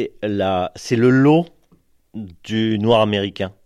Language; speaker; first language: French; native; French